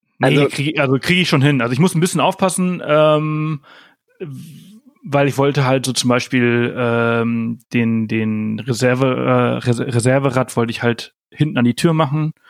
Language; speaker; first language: German; native; German